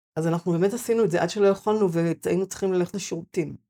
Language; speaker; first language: Hebrew; native; Hebrew